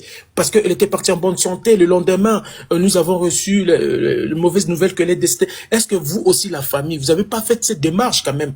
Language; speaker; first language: French; non-native, local second language; Lingala